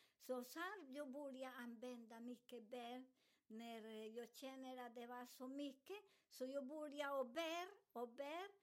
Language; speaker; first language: Swedish; non-native, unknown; Spanish